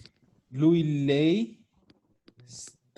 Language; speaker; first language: Italian; non-native, fluent; Spanish